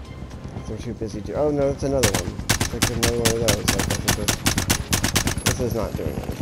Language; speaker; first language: English; native; English